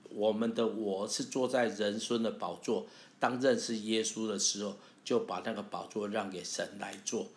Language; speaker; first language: Chinese; native; Chinese